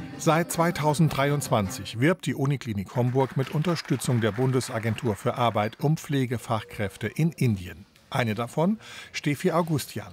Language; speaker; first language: German; native; German